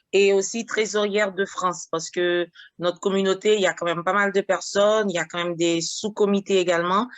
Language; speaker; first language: French; non-native, local second language; Haitian Creole